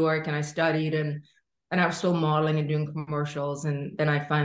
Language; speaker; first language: English; native; English